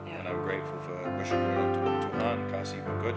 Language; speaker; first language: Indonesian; non-native, learner; English